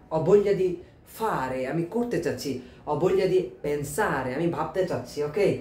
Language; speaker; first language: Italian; non-native, fluent; Bangla